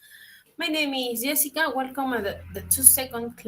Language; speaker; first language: English; non-native, learner; Spanish